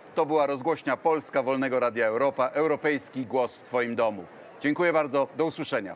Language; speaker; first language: Polish; native; Polish